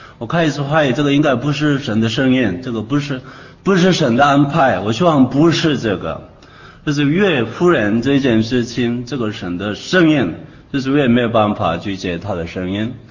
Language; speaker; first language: Chinese; non-native, fluent; Korean